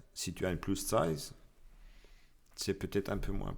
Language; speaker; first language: French; non-native, local second language; Luxembourgish